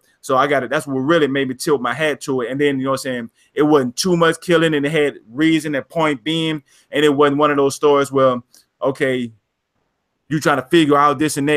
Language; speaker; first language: English; native; English